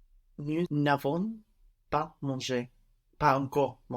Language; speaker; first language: French; non-native, learner; English